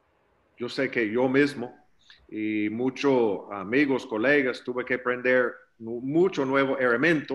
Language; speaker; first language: Spanish; non-native, learner; English